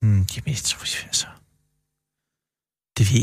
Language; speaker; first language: Danish; native; Danish